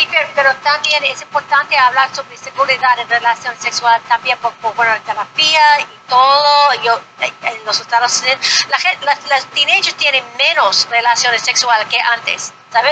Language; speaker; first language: Spanish; non-native, fluent; English